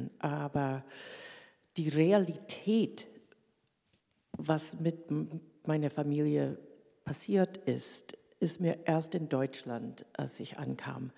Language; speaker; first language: German; early bilingual, heritage; German